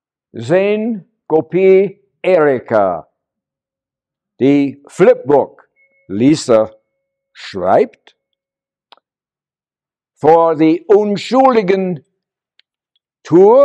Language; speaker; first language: German; non-native, learner; English